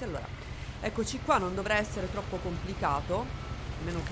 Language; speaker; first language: Italian; native; Italian